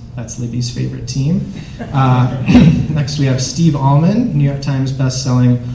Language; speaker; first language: English; native; English